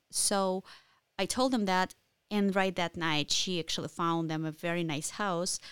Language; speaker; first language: English; non-native, fluent; Ukrainian